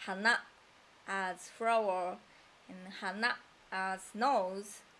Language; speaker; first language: English; non-native, fluent; Japanese